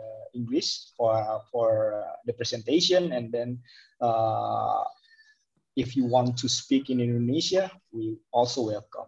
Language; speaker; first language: English; non-native, fluent; Indonesian